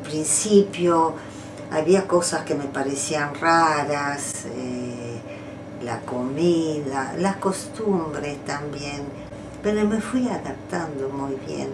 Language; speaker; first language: Spanish; non-native, fluent; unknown